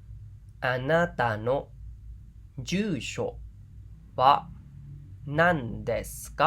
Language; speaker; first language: Japanese; non-native, fluent; Khmer